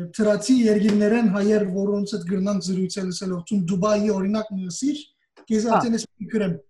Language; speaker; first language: Armenian; early bilingual, heritage; Armenian